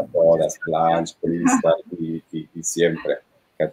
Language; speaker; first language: Spanish; non-native, fluent; Italian